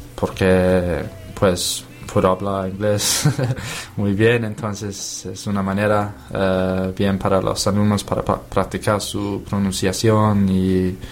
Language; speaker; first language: Spanish; non-native, learner; English